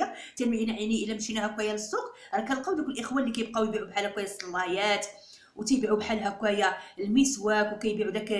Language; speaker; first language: Arabic; native; Arabic